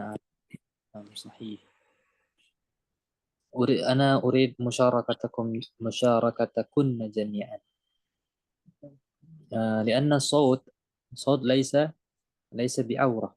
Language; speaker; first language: Arabic; non-native, fluent; Indonesian